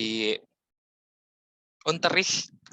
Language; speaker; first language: German; non-native, learner; Indonesian